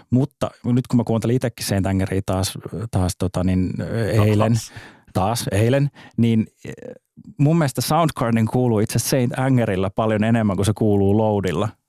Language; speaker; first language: Finnish; native; Finnish